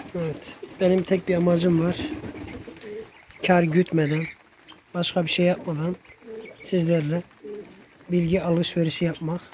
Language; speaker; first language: Turkish; native; Turkish